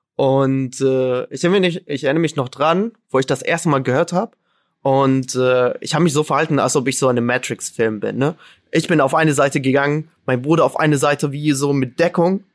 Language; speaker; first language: German; non-native, fluent; Arabic